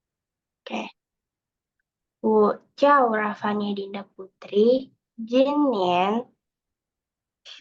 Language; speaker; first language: Chinese; non-native, learner; Indonesian